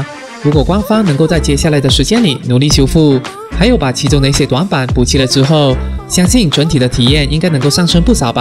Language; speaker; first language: Chinese; native; Chinese